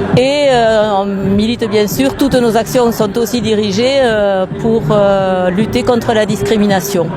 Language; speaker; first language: French; native; French